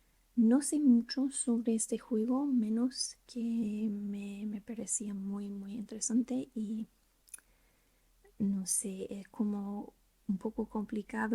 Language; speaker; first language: Spanish; non-native, learner; English